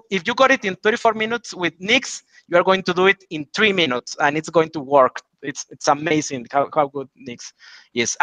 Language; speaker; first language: English; non-native, fluent; Spanish